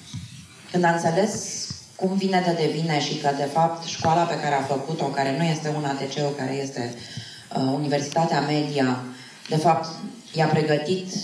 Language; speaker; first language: Romanian; native; Romanian